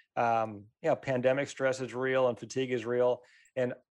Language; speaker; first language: English; native; English